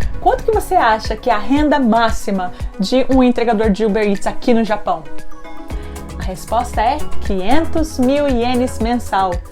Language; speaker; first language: Portuguese; early bilingual, heritage; Japanese